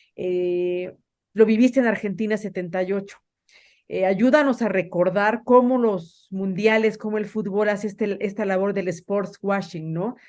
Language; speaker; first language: Spanish; native; Spanish